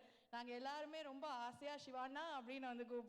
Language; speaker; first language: Tamil; native; Tamil